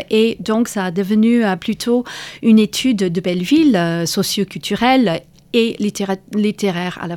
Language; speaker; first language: French; non-native, fluent; English